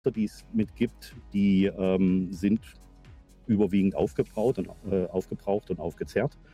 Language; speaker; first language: German; native; German